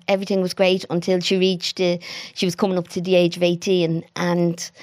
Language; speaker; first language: English; native; English